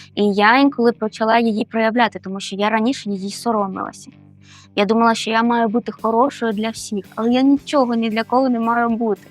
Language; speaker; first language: Ukrainian; non-native, fluent; Spanish